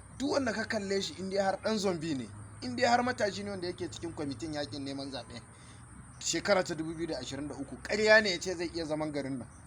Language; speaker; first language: Hausa; native; Hausa